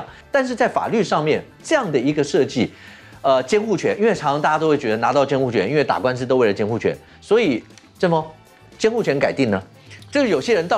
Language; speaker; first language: Chinese; native; Chinese